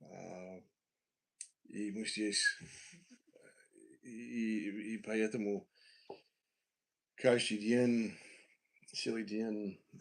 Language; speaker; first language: Russian; non-native, learner; English